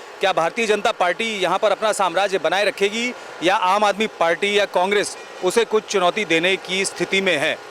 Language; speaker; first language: Hindi; native; Hindi